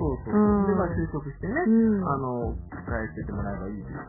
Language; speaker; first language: Japanese; native; Japanese